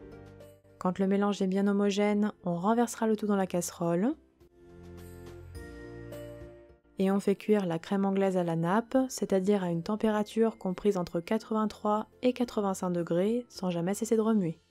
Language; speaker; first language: French; native; French